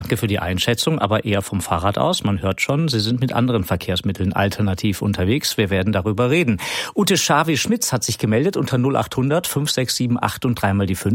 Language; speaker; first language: German; native; German